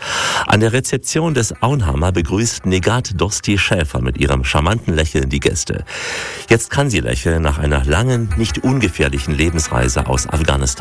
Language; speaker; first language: German; native; German